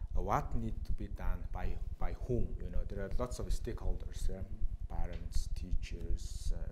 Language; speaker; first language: English; non-native, fluent; Mongolian